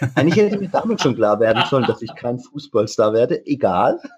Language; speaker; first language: German; native; German